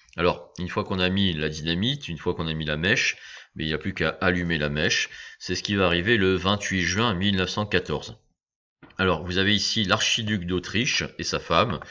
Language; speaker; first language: French; native; French